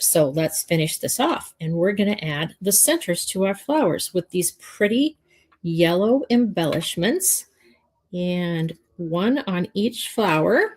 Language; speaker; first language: English; native; English